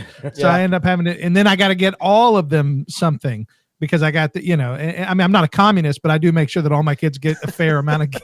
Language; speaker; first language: English; native; English